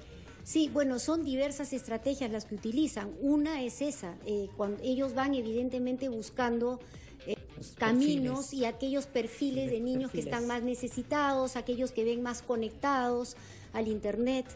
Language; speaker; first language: Spanish; native; Spanish